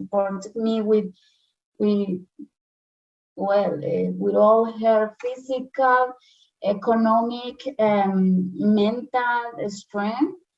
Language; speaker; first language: English; non-native, learner; Spanish